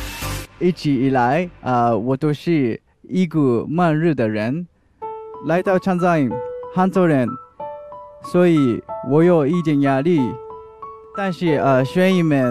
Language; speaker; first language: Chinese; non-native, learner; Japanese